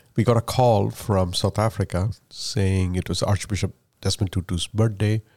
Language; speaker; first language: English; non-native, local second language; Malayalam